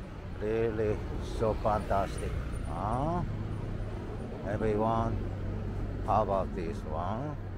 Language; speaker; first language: English; non-native, learner; Korean